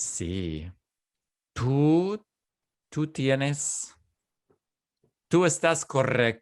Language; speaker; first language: Spanish; non-native, fluent; English